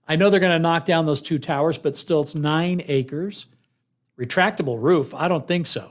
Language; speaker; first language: English; native; English